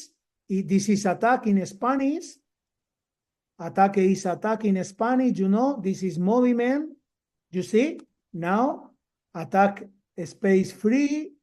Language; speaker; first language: English; non-native, learner; Spanish